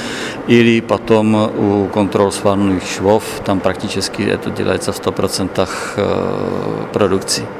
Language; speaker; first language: Russian; non-native, learner; Slovak